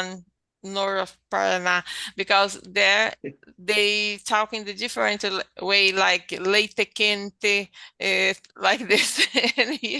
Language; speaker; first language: English; non-native, learner; Portuguese